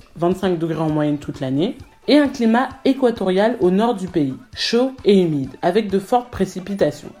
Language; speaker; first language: French; native; French